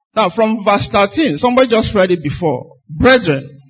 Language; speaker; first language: English; non-native, local second language; Igbo